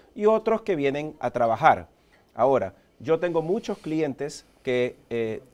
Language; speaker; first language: Spanish; early bilingual, heritage; Spanish